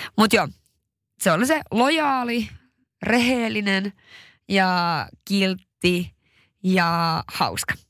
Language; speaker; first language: Finnish; early bilingual, heritage; Finnish